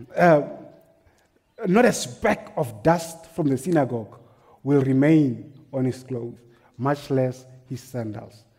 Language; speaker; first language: English; non-native, local second language; Northern Sotho